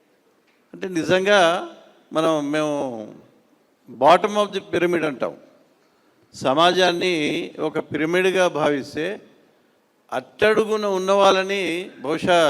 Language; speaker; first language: Telugu; native; Telugu